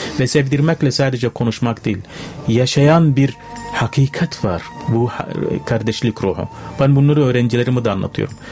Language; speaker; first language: Turkish; non-native, fluent; Arabic